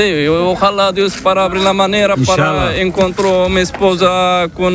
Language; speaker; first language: Spanish; non-native, learner; Arabic